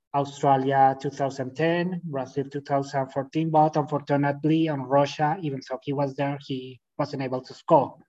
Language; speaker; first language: English; non-native, fluent; Spanish